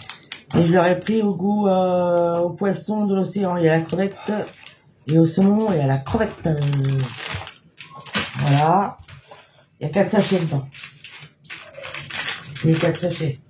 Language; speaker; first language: French; native; French